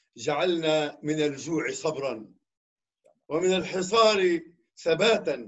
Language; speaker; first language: Arabic; native; Arabic